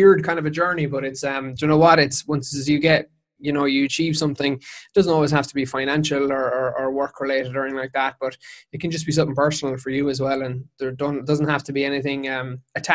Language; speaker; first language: English; native; English